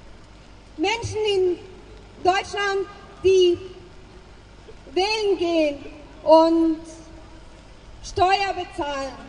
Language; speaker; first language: German; non-native, fluent; Persian